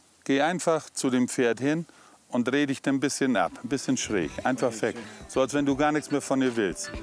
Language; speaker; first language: German; native; German